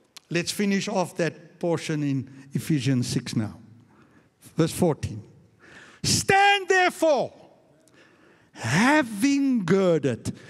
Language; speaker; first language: English; non-native, local second language; Afrikaans